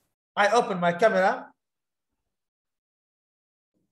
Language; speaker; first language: English; non-native, fluent; Arabic